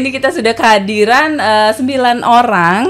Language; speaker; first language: Indonesian; native; Indonesian